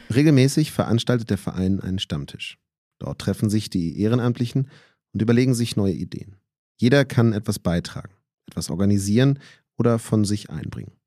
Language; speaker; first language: German; native; German